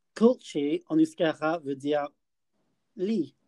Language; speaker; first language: French; non-native, learner; English